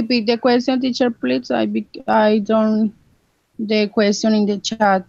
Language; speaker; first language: English; non-native, learner; Spanish